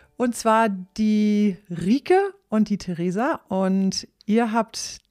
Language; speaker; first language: German; native; German